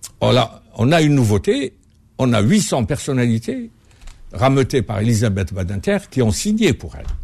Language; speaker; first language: French; non-native, local second language; Arabic